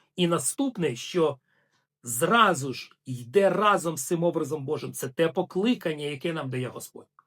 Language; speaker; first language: Ukrainian; non-native, local second language; Russian